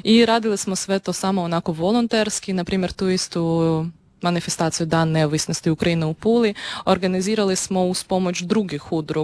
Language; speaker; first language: Croatian; non-native, fluent; Ukrainian